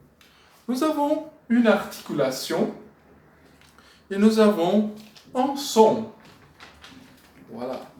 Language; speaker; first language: French; non-native, fluent; Portuguese